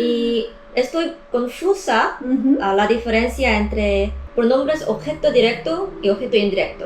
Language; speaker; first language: Spanish; non-native, learner; Korean